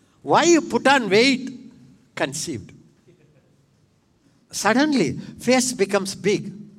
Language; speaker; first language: English; non-native, local second language; Tamil